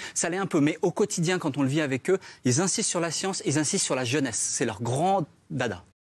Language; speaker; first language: French; native; French